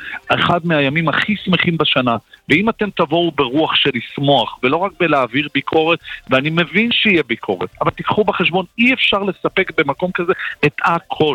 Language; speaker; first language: Hebrew; native; Hebrew